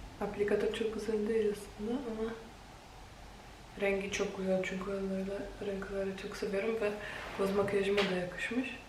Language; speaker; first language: Turkish; non-native, fluent; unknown